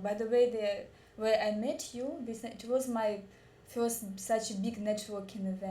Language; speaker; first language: English; non-native, learner; Russian